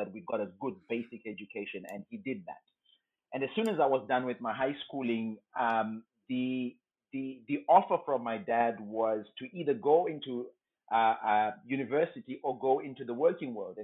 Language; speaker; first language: English; non-native, local second language; Shona